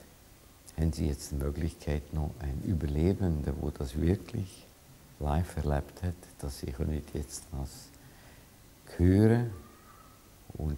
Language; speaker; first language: German; non-native, fluent; Hungarian